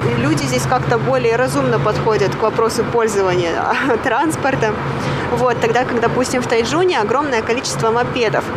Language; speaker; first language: Russian; native; Russian